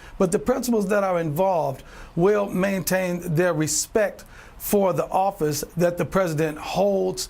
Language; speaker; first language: English; native; English